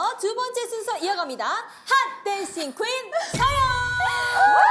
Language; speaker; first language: Korean; native; Korean